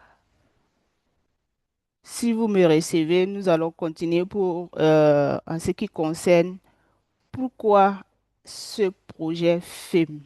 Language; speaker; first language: French; non-native, local second language; Susu